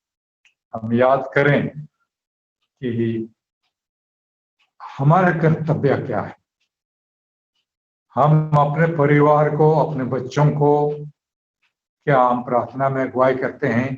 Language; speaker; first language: Hindi; native; Hindi